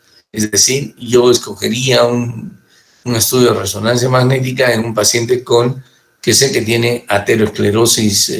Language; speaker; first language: Spanish; native; Spanish